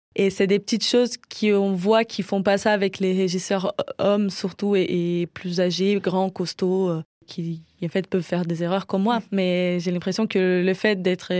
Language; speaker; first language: French; non-native, fluent; Portuguese